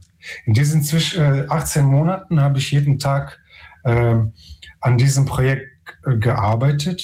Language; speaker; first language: German; non-native, fluent; Ukrainian